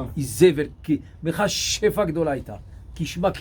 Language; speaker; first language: Hebrew; non-native, fluent; French